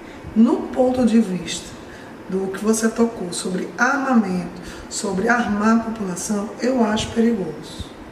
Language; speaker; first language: Portuguese; native; Portuguese